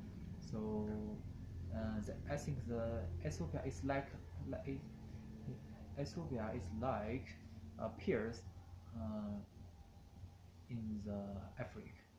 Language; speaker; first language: English; non-native, learner; Chinese